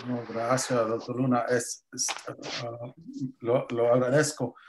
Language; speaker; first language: Spanish; early bilingual, heritage; English